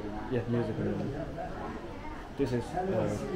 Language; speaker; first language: English; non-native, learner; Chinese